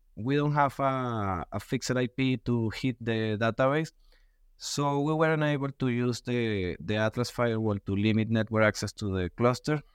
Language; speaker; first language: English; non-native, fluent; Spanish